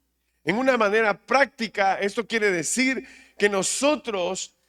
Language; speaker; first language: Spanish; native; Spanish